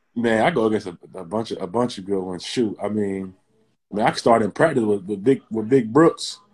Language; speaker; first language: English; native; English